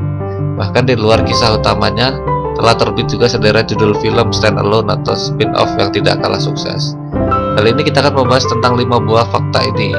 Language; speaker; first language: Indonesian; native; Indonesian